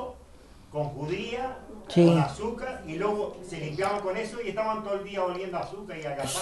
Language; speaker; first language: Spanish; native; Spanish